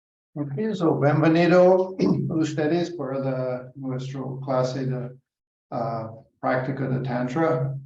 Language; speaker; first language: Spanish; non-native, learner; English